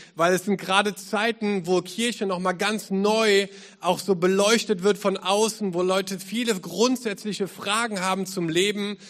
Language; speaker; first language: German; native; German